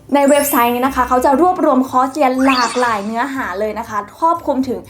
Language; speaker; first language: Thai; native; Thai